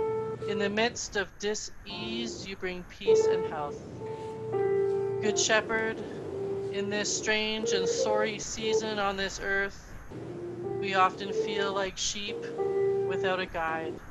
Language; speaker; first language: English; native; English